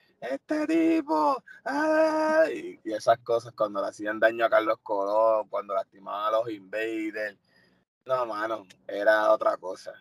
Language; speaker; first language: Spanish; native; Spanish